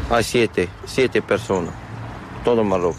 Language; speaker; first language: Spanish; non-native, learner; Arabic